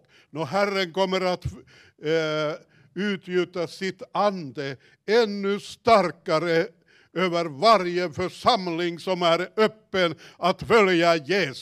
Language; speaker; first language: Swedish; non-native, fluent; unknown